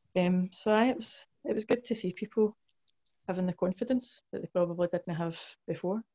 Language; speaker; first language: English; native; English